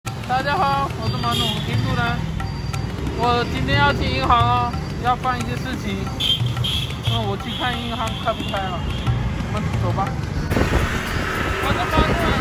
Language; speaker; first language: Chinese; non-native, learner; Hindi